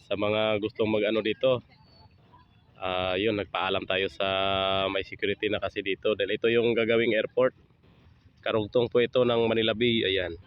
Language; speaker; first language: Filipino; non-native, local second language; Cebuano